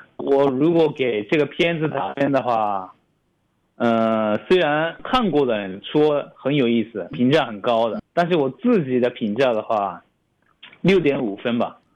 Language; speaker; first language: Chinese; non-native, fluent; Japanese